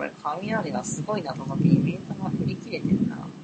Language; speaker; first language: Japanese; native; Japanese